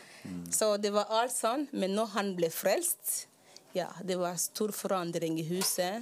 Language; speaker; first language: Norwegian; non-native, learner; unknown